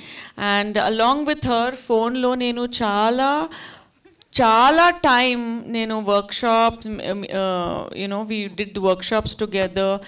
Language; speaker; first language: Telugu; non-native, learner; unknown